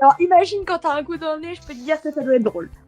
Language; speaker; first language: French; native; French